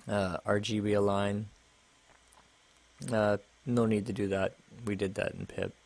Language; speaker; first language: English; native; English